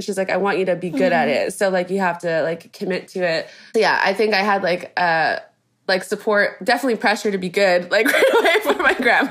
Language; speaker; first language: English; native; English